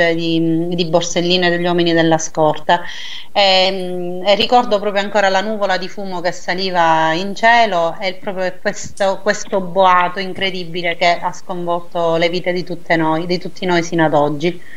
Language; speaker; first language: Italian; native; Italian